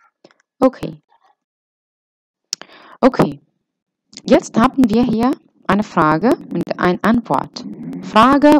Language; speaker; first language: German; non-native, fluent; Arabic